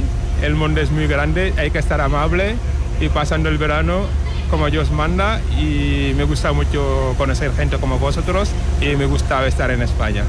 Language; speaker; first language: Spanish; non-native, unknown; Wolof